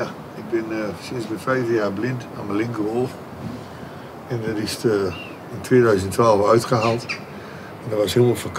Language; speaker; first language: Dutch; native; Dutch